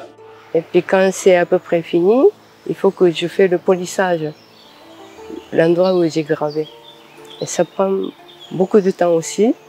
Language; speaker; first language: French; non-native, fluent; Japanese